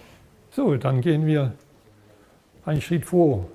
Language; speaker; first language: German; non-native, fluent; French